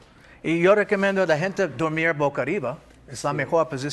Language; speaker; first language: Spanish; non-native, fluent; English